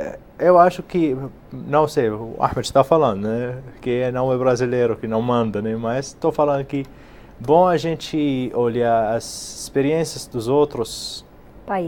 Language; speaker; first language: Portuguese; non-native, fluent; Arabic